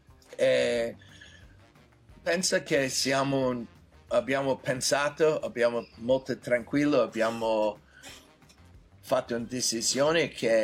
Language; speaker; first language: Italian; non-native, learner; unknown